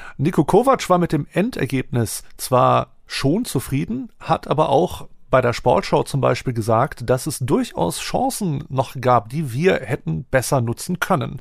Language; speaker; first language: German; native; German